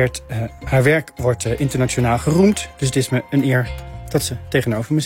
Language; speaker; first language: Dutch; native; Dutch